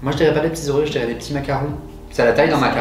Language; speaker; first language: French; native; French